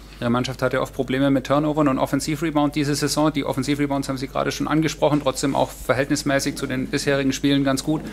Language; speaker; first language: German; native; German